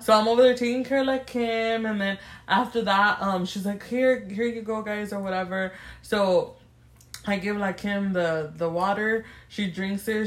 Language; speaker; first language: English; early bilingual, other home language; Spanish